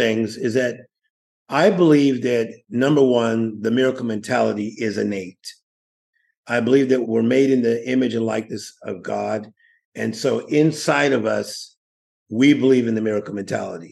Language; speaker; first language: English; native; English